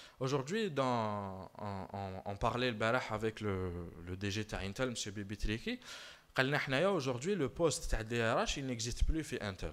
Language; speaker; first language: French; non-native, local second language; Arabic